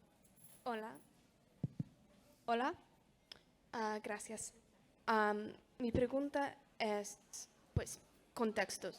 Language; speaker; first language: Spanish; non-native, fluent; English